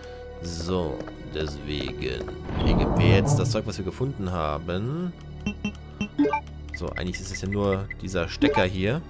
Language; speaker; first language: German; native; German